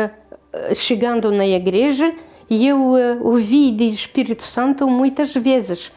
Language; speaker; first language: Portuguese; non-native, fluent; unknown